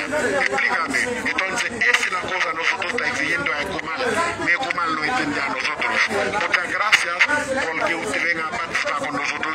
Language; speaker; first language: Spanish; non-native, learner; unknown